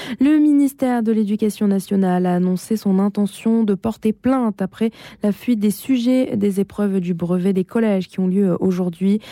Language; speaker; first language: French; native; French